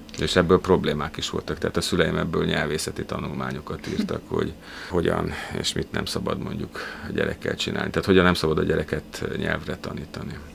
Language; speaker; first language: Hungarian; early bilingual, other home language; Russian